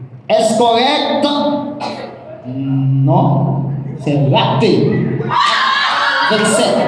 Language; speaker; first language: French; non-native, local second language; Haitian Creole